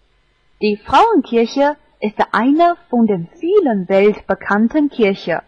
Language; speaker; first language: German; non-native, fluent; Chinese